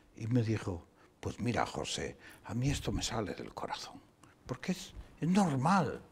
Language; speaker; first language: Spanish; non-native, local second language; Galician